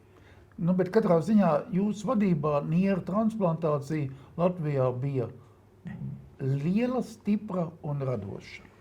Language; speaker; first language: Latvian; native; Latvian